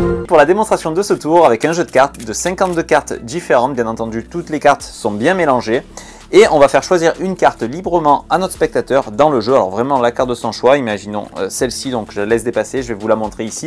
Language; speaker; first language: French; native; French